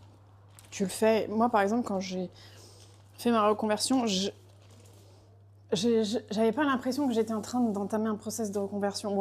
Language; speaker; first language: French; native; French